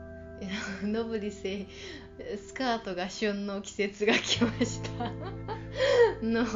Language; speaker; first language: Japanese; non-native, fluent; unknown